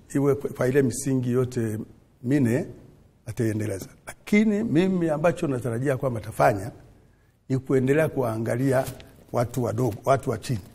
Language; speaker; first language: Swahili; non-native, fluent; Kinyarwanda